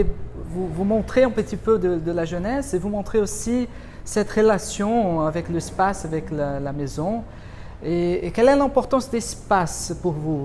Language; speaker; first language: French; non-native, fluent; Portuguese